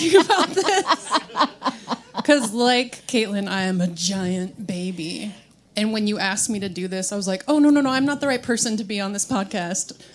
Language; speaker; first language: English; native; English